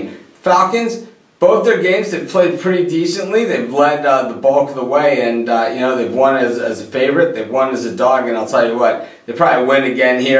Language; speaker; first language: English; native; English